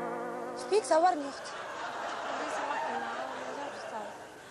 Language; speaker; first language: Arabic; native; Arabic